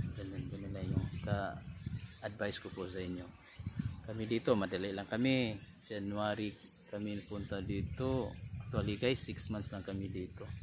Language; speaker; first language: Filipino; non-native, local second language; Cebuano